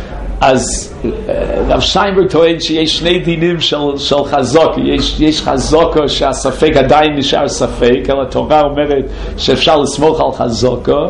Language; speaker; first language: Hebrew; non-native, fluent; English